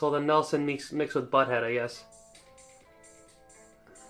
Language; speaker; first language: English; native; English